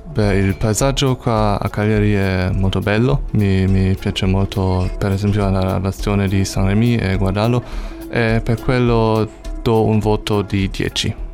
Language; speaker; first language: Italian; non-native, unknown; German